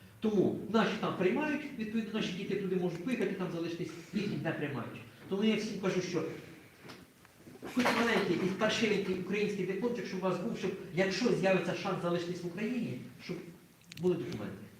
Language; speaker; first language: Ukrainian; native; Ukrainian